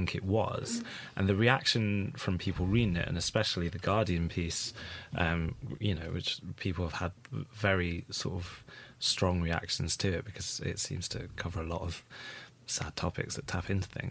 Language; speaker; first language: English; native; English